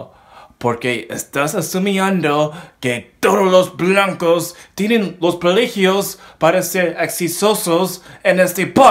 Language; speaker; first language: Spanish; non-native, learner; English